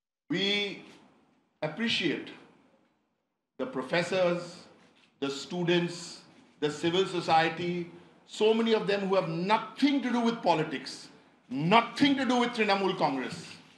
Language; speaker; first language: English; native; English